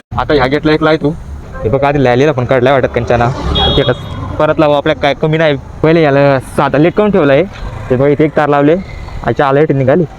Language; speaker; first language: Marathi; non-native, local second language; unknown